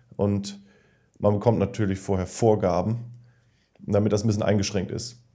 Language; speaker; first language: German; non-native, fluent; Danish